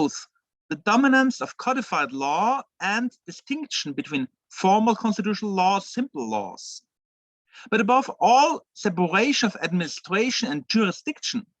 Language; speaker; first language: English; non-native, fluent; German